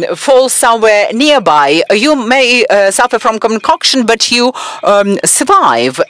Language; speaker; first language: English; non-native, fluent; Persian